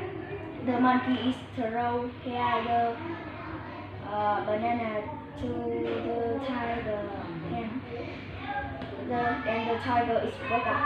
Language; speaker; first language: English; non-native, learner; Vietnamese